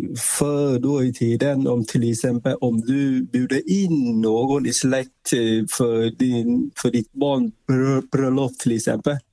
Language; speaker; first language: Swedish; non-native, fluent; Vietnamese